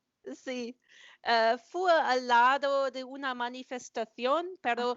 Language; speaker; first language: Spanish; non-native, learner; German